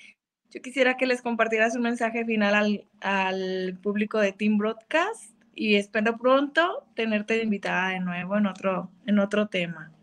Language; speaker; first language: Spanish; native; Spanish